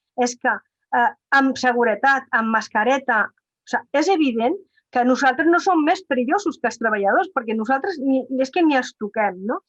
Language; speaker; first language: Catalan; non-native, local second language; Spanish